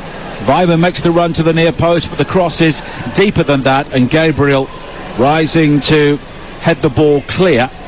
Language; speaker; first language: English; native; English